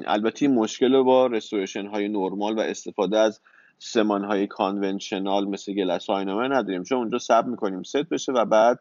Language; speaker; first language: Persian; native; Persian